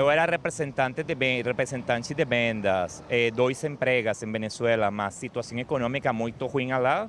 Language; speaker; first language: Portuguese; non-native, learner; Spanish